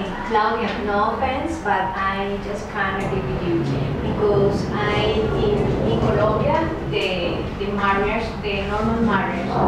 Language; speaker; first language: English; non-native, learner; Spanish